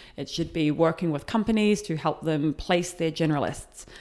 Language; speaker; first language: English; native; English